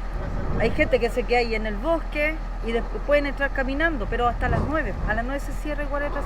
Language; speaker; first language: Spanish; native; Spanish